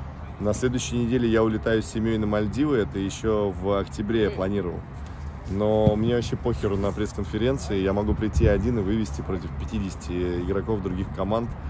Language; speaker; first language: Russian; native; Russian